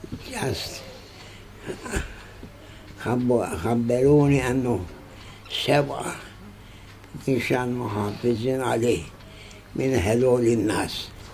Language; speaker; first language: Arabic; non-native, fluent; Turkish